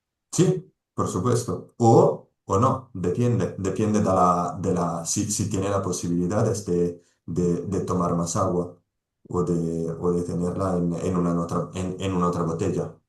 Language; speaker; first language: Spanish; non-native, fluent; Italian